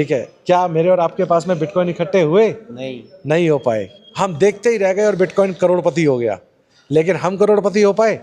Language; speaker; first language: Hindi; native; Hindi